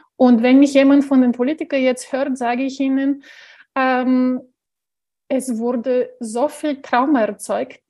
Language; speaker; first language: German; non-native, fluent; Bulgarian